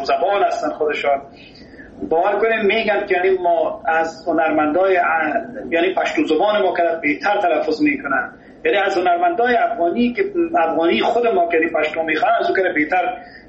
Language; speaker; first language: Persian; native; Persian